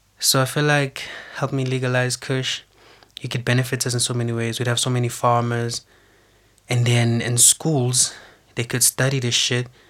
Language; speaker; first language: English; non-native, local second language; Zulu